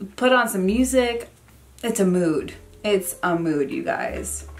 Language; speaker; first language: English; native; English